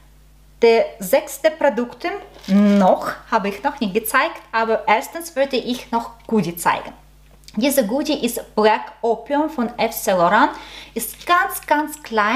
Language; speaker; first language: German; non-native, learner; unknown